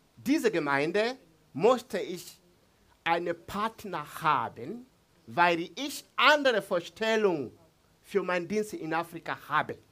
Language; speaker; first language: German; non-native, learner; Swahili